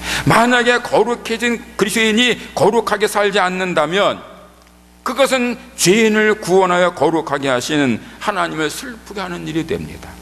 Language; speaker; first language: Korean; native; Korean